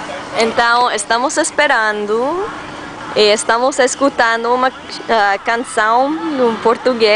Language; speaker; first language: Portuguese; non-native, learner; English